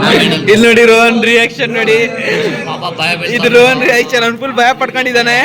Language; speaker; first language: Kannada; non-native, local second language; Hindi